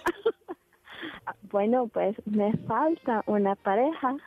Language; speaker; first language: Spanish; non-native, fluent; Turkish